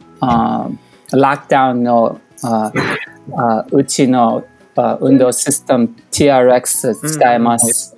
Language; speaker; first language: Japanese; non-native, learner; English